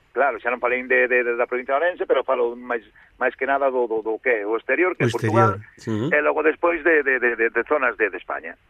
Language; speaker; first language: Galician; native; Galician